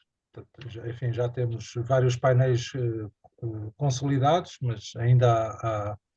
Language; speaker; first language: Portuguese; native; Portuguese